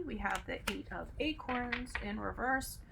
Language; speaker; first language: English; native; English